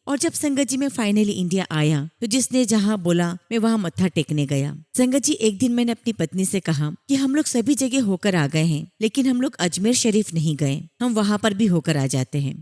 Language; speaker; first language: Hindi; native; Hindi